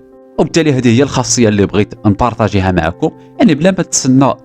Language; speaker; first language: Arabic; native; Arabic